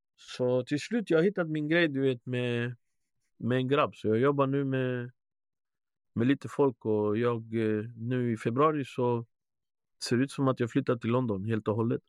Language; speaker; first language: Swedish; early bilingual, other home language; Spanish